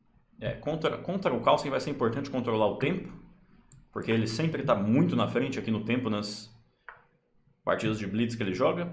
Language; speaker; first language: Portuguese; native; Portuguese